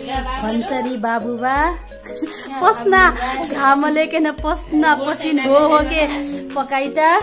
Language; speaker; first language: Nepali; non-native, local second language; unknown